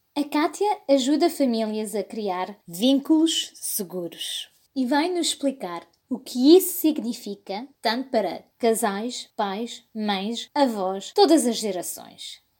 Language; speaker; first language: Portuguese; early bilingual, heritage; Portuguese